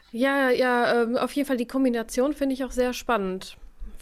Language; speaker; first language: German; native; German